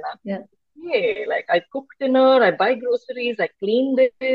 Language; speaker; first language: English; non-native, local second language; Hindi